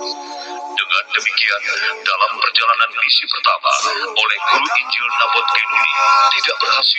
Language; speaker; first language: Indonesian; native; Indonesian